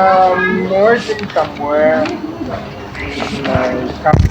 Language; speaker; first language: English; non-native, learner; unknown